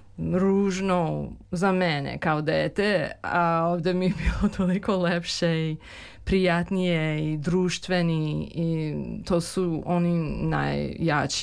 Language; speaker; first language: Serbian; early bilingual, heritage; English